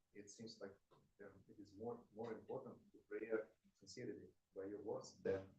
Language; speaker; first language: English; non-native, learner; Russian